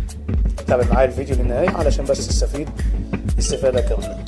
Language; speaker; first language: Arabic; native; Arabic